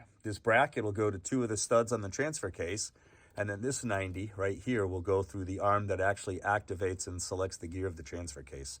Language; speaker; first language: English; native; English